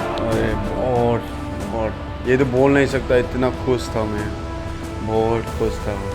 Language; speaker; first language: Hindi; non-native, local second language; Manipuri